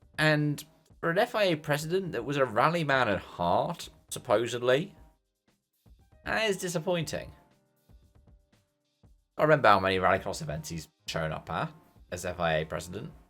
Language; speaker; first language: English; native; English